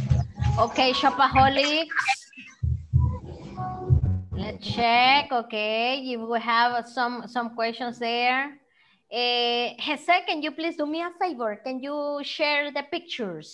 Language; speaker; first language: English; non-native, fluent; Spanish